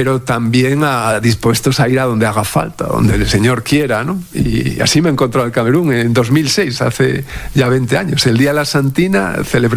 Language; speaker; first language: Spanish; native; Spanish